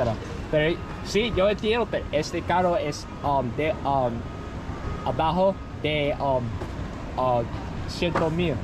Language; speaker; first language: Spanish; non-native, learner; English